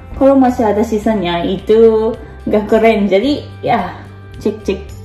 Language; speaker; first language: Indonesian; non-native, learner; Japanese